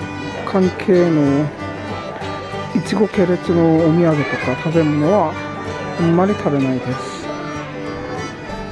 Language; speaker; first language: Japanese; non-native, fluent; Korean